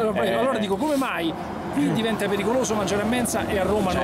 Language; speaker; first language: Italian; native; Italian